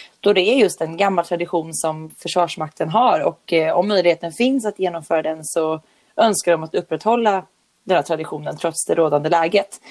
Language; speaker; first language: Swedish; native; Swedish